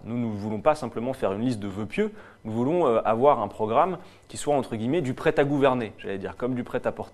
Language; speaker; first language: French; native; French